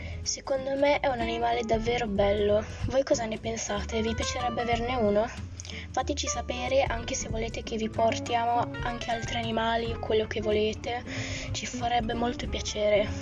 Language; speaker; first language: Italian; native; Italian